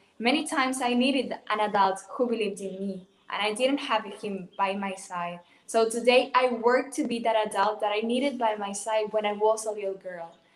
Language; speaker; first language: English; non-native, fluent; Spanish